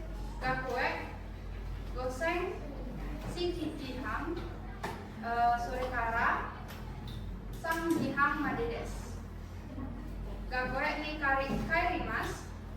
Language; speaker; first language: Japanese; non-native, learner; Indonesian